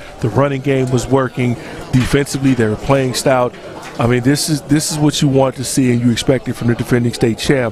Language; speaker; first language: English; native; English